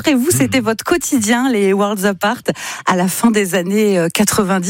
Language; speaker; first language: French; native; French